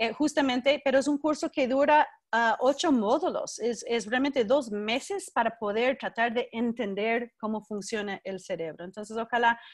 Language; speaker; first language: Spanish; non-native, fluent; English